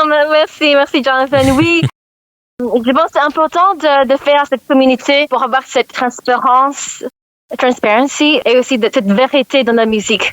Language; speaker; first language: French; non-native, learner; English